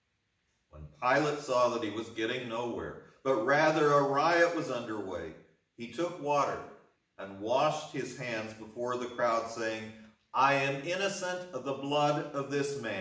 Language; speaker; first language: English; native; English